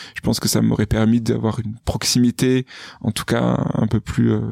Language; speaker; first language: French; native; French